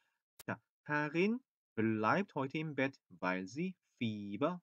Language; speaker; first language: German; non-native, fluent; Korean